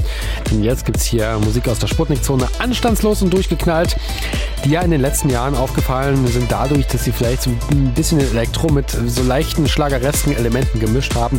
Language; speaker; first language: German; native; German